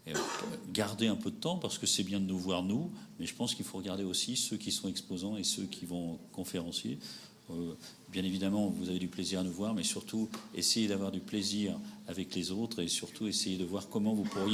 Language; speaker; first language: French; native; French